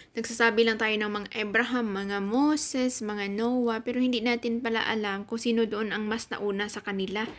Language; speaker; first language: Filipino; native; Filipino